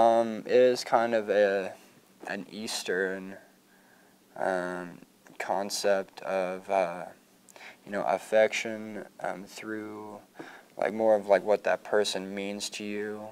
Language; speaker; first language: English; native; English